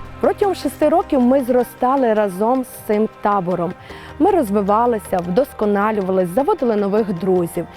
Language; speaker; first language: Ukrainian; native; Ukrainian